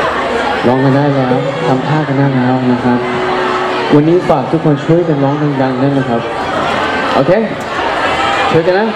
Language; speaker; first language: Thai; native; Thai